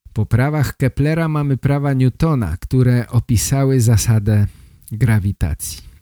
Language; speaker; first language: Polish; native; Polish